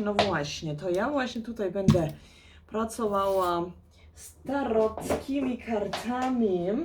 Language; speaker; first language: Polish; early bilingual, heritage; Polish